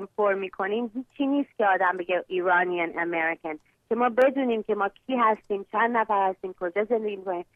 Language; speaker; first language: Persian; early bilingual, heritage; Persian